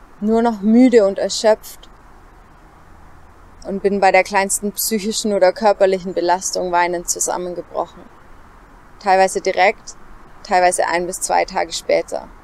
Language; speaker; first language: German; native; German